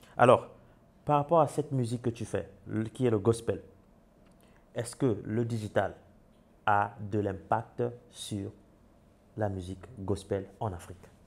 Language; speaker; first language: French; non-native, local second language; Wolof